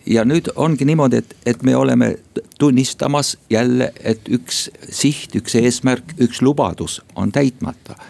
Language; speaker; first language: Estonian; native; Estonian